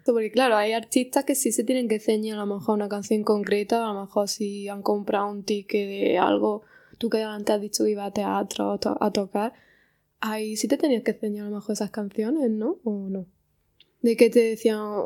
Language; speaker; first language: Spanish; native; Spanish